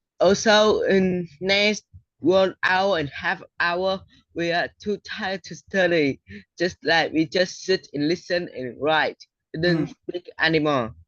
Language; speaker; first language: English; non-native, learner; Vietnamese